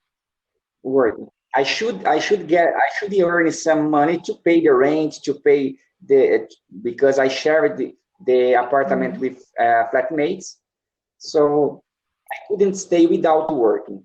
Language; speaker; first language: English; non-native, learner; Portuguese